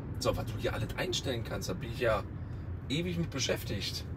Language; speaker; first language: German; native; German